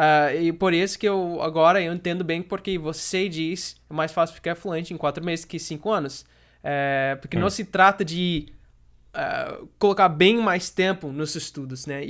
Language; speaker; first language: Portuguese; non-native, fluent; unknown